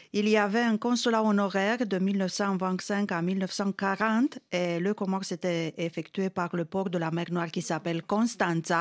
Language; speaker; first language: French; non-native, fluent; Romanian